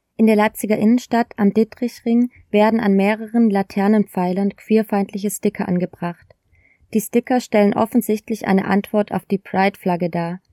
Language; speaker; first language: German; native; German